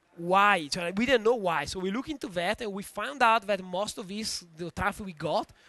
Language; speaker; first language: English; non-native, fluent; Italian